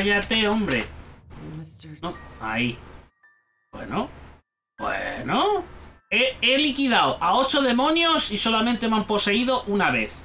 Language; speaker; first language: Spanish; native; Spanish